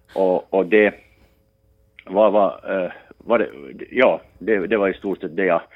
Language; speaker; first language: Swedish; native; Swedish